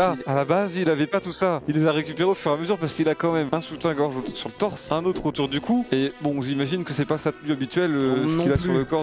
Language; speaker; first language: French; native; French